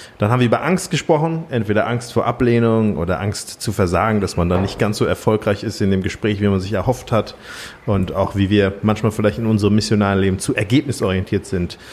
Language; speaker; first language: German; native; German